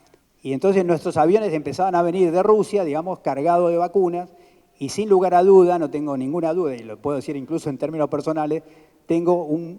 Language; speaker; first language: Spanish; native; Spanish